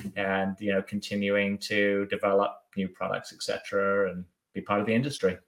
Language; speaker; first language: English; native; English